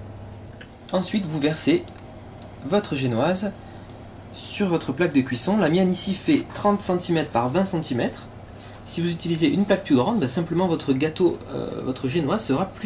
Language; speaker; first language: French; native; French